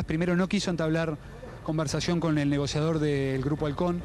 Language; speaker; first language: Spanish; native; Spanish